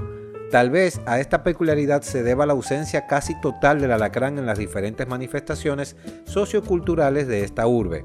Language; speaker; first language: Spanish; native; Spanish